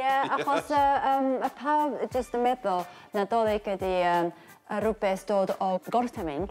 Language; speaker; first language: Welsh; non-native, learner; Japanese